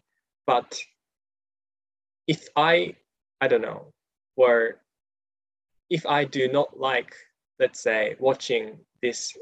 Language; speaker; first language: English; non-native, fluent; Japanese